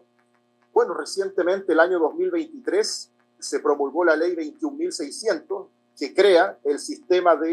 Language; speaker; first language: Spanish; native; Spanish